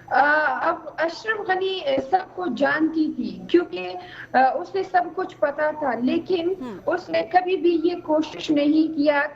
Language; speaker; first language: Hindi; non-native, fluent; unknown